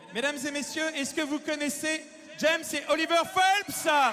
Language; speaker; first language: French; native; French